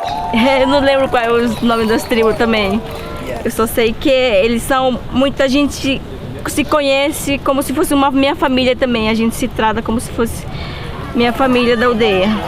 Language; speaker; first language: Portuguese; non-native, local second language; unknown